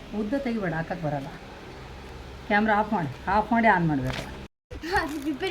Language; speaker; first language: Kannada; native; Kannada